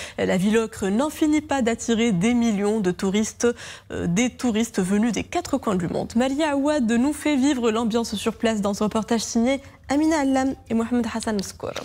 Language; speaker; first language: French; non-native, local second language; Arabic